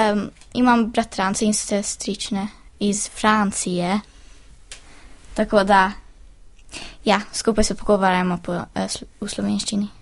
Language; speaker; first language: Slovenian; early bilingual, heritage; Swedish